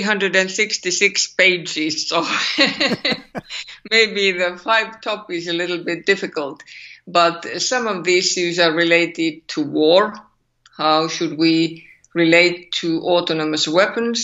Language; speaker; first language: English; non-native, fluent; Finnish